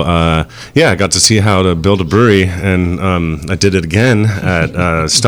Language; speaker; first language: English; native; English